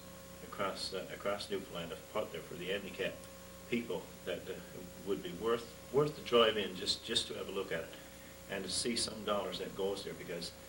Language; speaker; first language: English; native; English